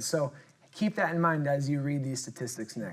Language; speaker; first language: English; native; English